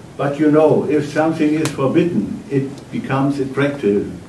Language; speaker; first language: English; non-native, fluent; German